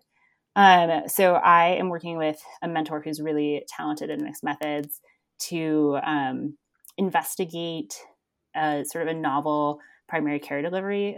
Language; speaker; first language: English; native; English